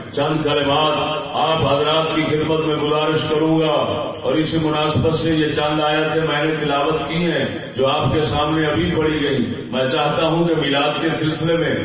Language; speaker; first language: Urdu; non-native, local second language; Punjabi